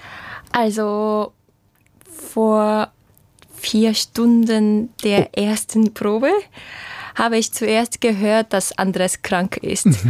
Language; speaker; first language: German; non-native, fluent; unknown